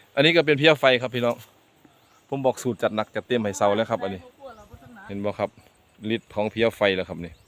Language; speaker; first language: Thai; non-native, local second language; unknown